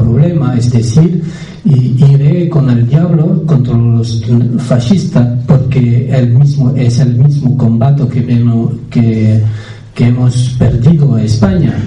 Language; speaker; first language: Spanish; non-native, fluent; French